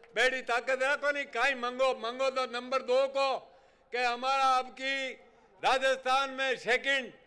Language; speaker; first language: Hindi; native; Hindi